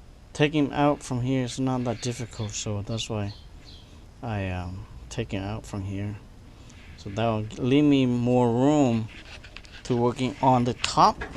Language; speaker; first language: English; non-native, fluent; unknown